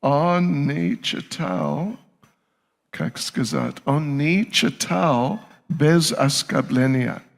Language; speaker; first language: Russian; non-native, learner; English